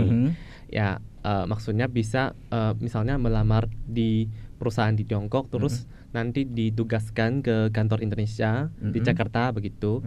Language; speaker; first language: Indonesian; non-native, fluent; Chinese